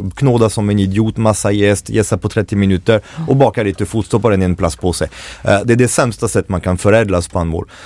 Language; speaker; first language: Swedish; non-native, fluent; French